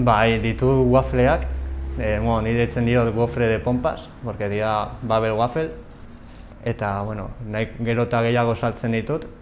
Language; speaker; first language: Basque; non-native, local second language; Spanish